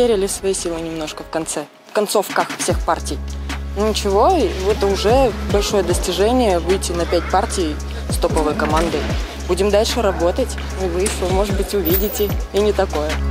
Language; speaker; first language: Russian; native; Russian